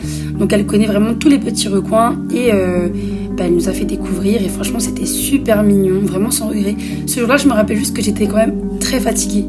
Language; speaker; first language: French; native; French